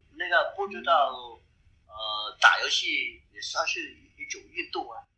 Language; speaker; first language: Chinese; non-native, learner; Vietnamese